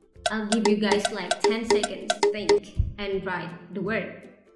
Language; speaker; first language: English; non-native, fluent; Indonesian